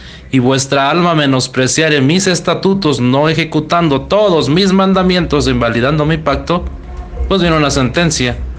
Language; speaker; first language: Spanish; native; Spanish